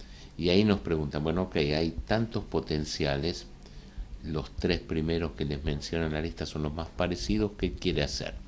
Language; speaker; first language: Spanish; native; Spanish